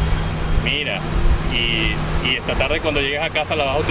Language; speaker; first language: Spanish; native; Spanish